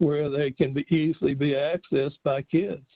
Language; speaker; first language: English; native; English